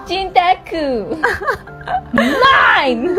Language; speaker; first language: Indonesian; non-native, learner; Korean